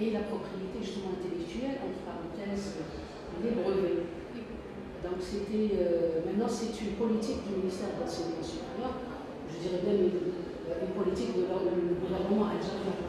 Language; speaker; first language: French; non-native, local second language; Arabic